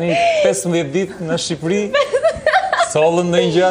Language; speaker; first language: Albanian; native; Albanian